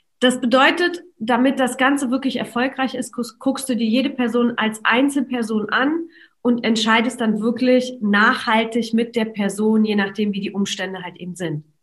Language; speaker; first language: German; early bilingual, other home language; Polish